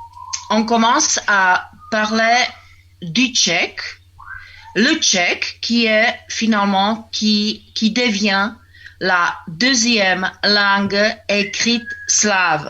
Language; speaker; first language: French; non-native, fluent; Czech